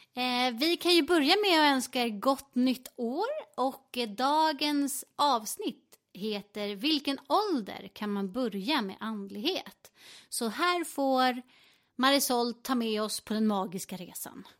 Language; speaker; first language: Swedish; native; Swedish